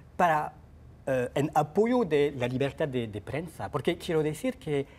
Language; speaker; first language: Spanish; non-native, fluent; French